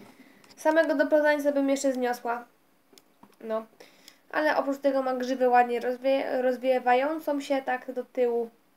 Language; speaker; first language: Polish; native; Polish